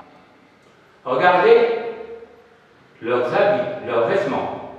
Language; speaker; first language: French; non-native, local second language; Arabic